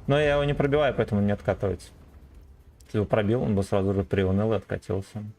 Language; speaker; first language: Russian; native; Russian